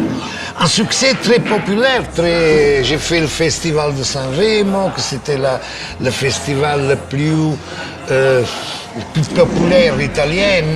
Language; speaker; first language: French; non-native, fluent; Italian